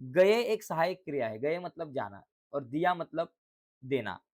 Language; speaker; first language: Hindi; non-native, local second language; Marathi